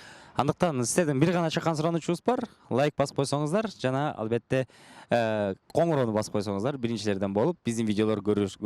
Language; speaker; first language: Kyrgyz; native; Kyrgyz